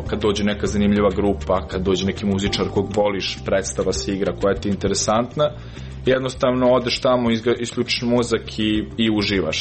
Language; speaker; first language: Serbian; native; Serbian